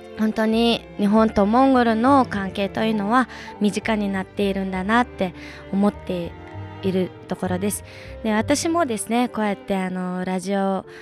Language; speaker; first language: Japanese; non-native, fluent; Mongolian